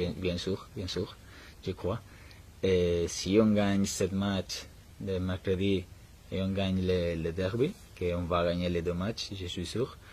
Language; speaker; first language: French; non-native, learner; Spanish